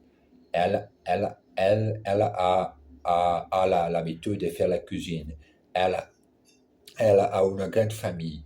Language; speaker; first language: French; non-native, learner; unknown